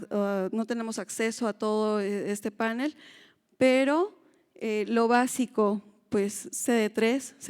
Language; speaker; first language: Spanish; native; Spanish